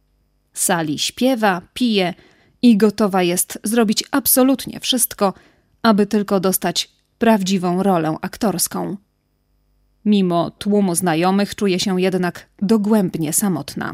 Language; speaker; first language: Polish; native; Polish